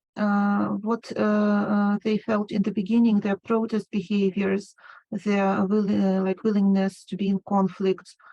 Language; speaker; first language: English; non-native, fluent; Ukrainian